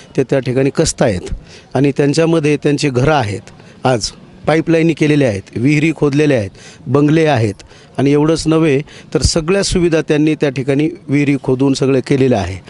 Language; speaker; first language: Marathi; native; Marathi